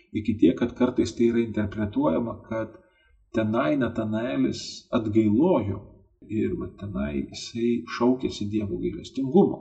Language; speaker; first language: Lithuanian; native; Lithuanian